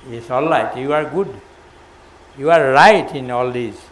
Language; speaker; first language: English; non-native, local second language; Assamese